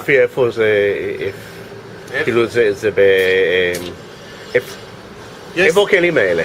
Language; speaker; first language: Hebrew; non-native, fluent; English